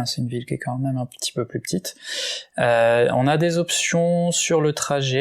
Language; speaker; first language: French; native; French